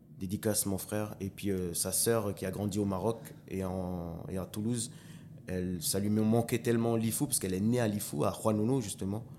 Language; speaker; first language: French; non-native, local second language; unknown